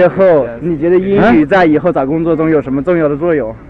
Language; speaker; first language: Chinese; native; Chinese